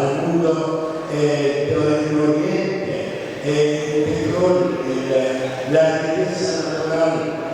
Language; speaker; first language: Spanish; non-native, fluent; Arabic